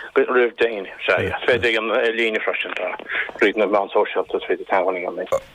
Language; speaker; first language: Irish; native; Irish